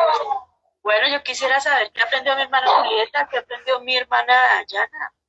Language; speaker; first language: Spanish; native; Spanish